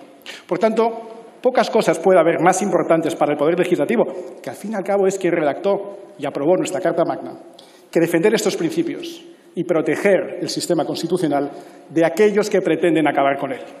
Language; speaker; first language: Spanish; native; Spanish